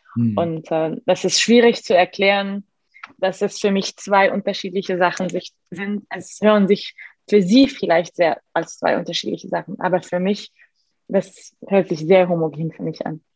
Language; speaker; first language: German; non-native, fluent; Arabic